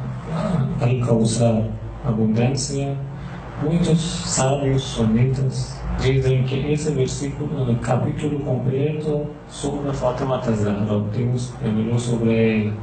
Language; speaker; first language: Portuguese; non-native, learner; Persian